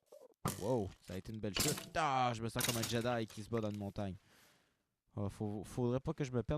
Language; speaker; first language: French; native; French